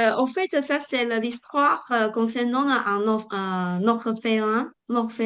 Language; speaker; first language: French; non-native, learner; Chinese